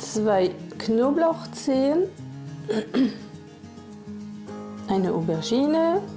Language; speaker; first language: German; non-native, fluent; French